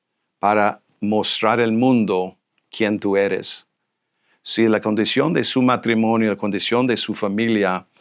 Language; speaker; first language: Spanish; non-native, fluent; English